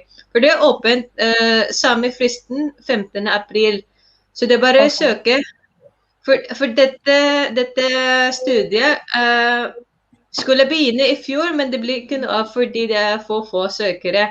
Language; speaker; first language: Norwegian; non-native, fluent; Filipino